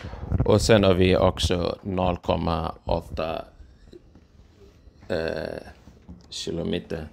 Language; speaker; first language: Swedish; non-native, fluent; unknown